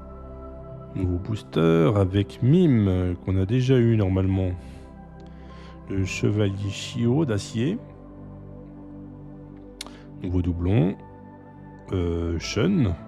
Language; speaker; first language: French; native; French